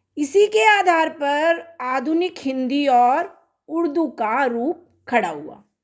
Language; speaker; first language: Hindi; native; Hindi